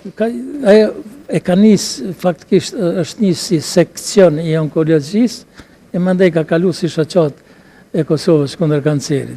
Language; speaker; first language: Albanian; native; Albanian